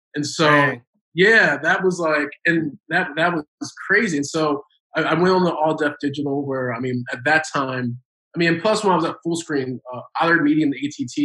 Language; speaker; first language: English; native; English